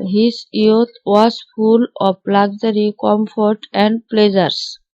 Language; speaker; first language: English; non-native, local second language; Bangla